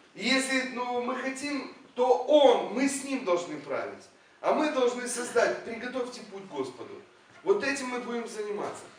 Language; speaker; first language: Russian; non-native, local second language; Ukrainian